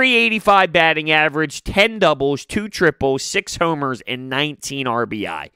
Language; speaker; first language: English; native; English